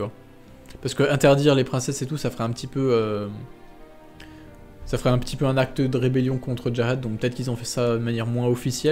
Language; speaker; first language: French; native; French